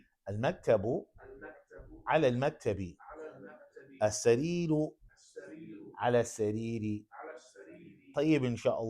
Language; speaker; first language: Arabic; non-native, fluent; English